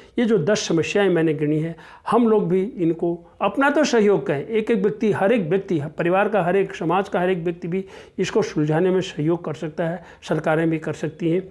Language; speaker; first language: Hindi; non-native, local second language; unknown